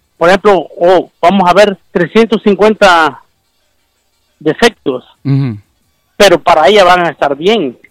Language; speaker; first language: Spanish; non-native, local second language; Mixtepec Mixtec